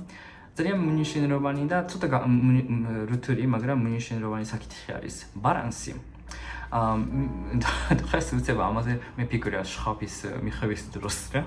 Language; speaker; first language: Georgian; non-native, fluent; Japanese